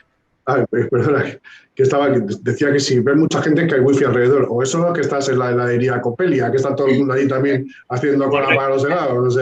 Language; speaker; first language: Spanish; native; Spanish